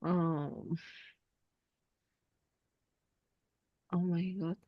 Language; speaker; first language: English; non-native, learner; Spanish